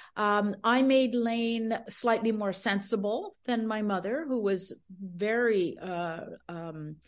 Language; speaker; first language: English; early bilingual, other home language; Spanish